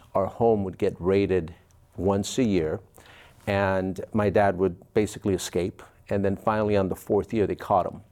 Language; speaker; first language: English; early bilingual, other home language; Spanish